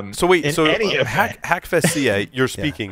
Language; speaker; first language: English; native; English